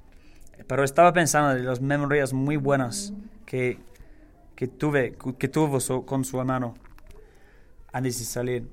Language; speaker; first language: Spanish; non-native, learner; English